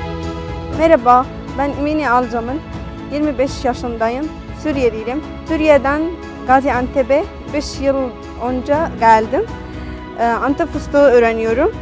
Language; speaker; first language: Turkish; non-native, learner; Arabic